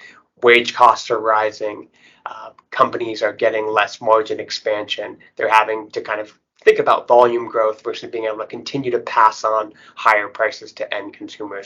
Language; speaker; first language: English; native; English